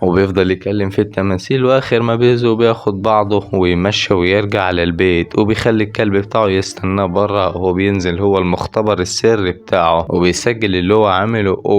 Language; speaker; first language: Arabic; native; Arabic